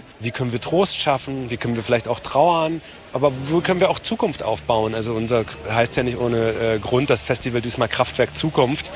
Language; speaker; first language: German; native; German